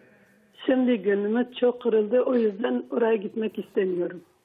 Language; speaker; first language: Turkish; non-native, local second language; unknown